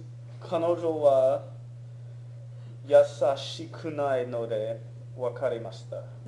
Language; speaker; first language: Japanese; non-native, learner; English